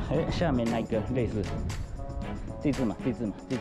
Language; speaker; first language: Chinese; non-native, learner; Japanese